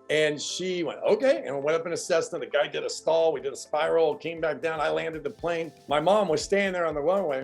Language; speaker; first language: English; native; English